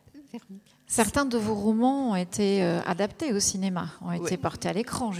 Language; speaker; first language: French; native; French